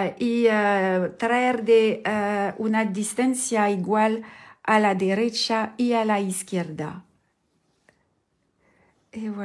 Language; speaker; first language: Spanish; non-native, learner; French